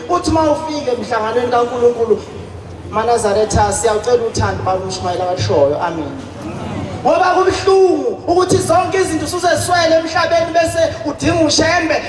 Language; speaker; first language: Zulu; native; Zulu